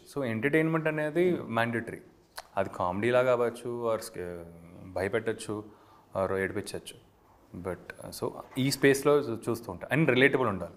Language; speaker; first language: Telugu; native; Telugu